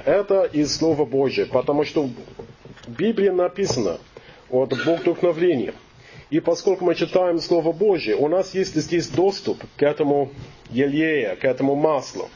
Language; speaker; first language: Russian; non-native, fluent; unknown